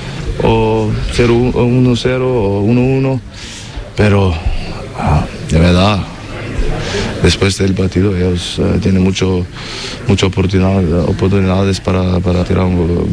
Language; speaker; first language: Spanish; non-native, learner; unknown